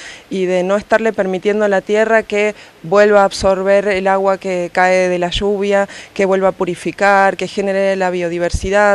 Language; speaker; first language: Spanish; native; Spanish